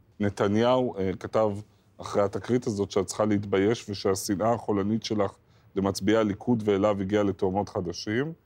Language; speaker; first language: Hebrew; native; Hebrew